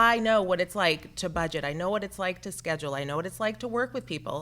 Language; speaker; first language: English; native; English